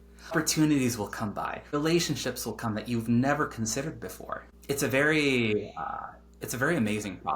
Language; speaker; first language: English; native; English